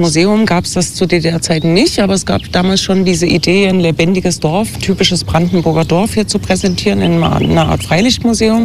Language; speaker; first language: German; native; German